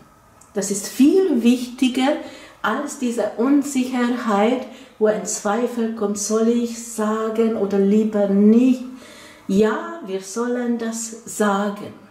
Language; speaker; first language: German; non-native, fluent; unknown